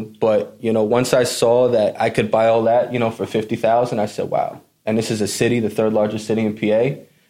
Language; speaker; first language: English; native; English